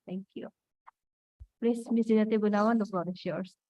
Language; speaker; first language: English; non-native, fluent; Indonesian